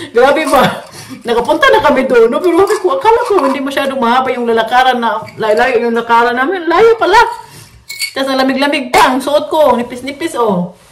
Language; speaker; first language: Filipino; non-native, local second language; Cebuano